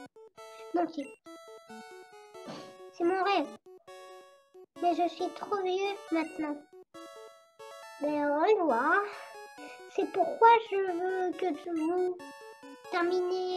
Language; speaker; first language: French; native; French